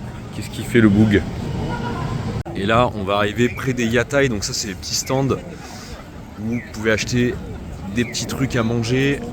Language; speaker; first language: French; native; French